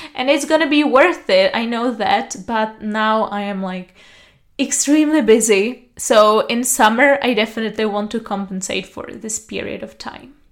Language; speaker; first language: English; non-native, fluent; Czech